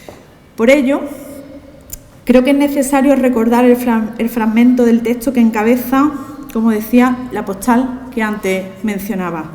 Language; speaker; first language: Spanish; native; Spanish